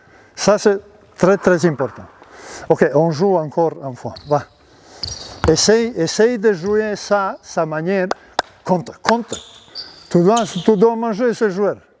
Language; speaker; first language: French; non-native, learner; Serbian